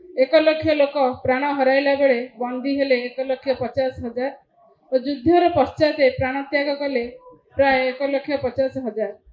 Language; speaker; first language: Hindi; non-native, local second language; Odia